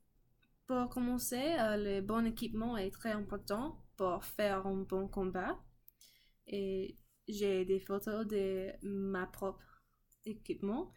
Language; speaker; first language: French; non-native, learner; English